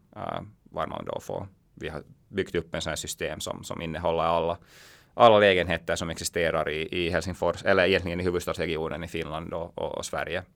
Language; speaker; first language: Swedish; native; Swedish